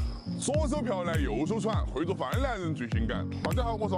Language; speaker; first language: Chinese; native; Chinese